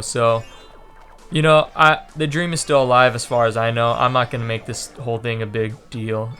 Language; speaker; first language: English; native; English